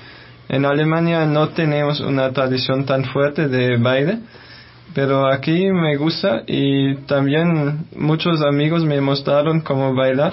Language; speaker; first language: Spanish; non-native, fluent; German